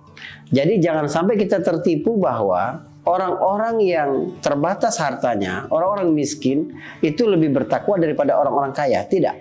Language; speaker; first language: Indonesian; native; Indonesian